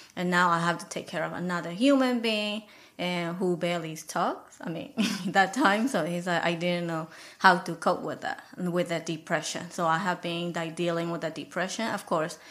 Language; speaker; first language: English; non-native, fluent; Burmese